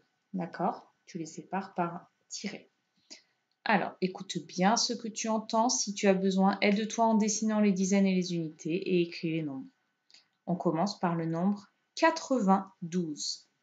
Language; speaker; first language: French; native; French